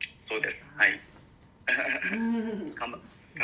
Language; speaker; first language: Japanese; non-native, learner; Korean